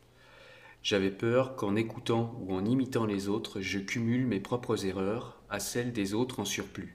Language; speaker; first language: French; native; French